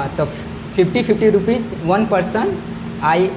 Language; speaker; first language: English; non-native, learner; Hindi